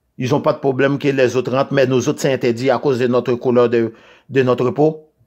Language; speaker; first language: French; non-native, local second language; Haitian Creole